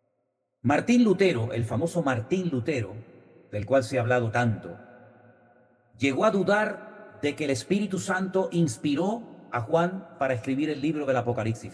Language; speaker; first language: Spanish; native; Spanish